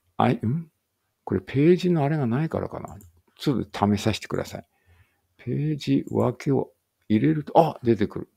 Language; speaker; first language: Japanese; native; Japanese